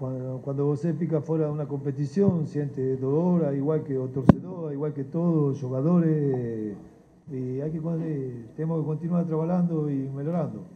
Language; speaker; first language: Portuguese; non-native, learner; Spanish